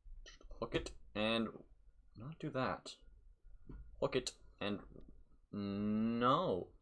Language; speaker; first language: English; native; English